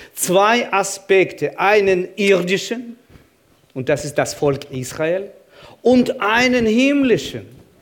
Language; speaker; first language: German; non-native, fluent; Russian